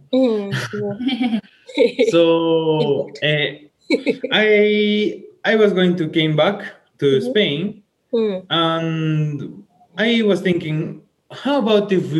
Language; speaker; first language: English; non-native, fluent; Spanish